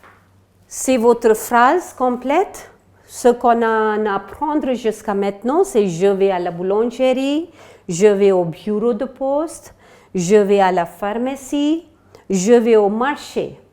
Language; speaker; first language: French; non-native, fluent; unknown